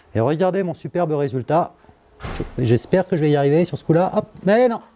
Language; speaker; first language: French; native; French